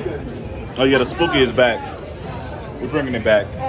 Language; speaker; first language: English; native; English